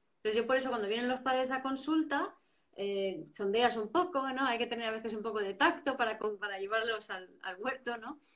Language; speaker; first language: Spanish; native; Spanish